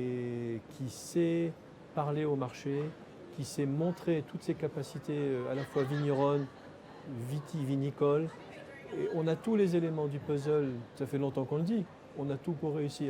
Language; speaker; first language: French; native; French